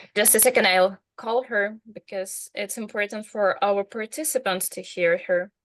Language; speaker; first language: English; non-native, fluent; Ukrainian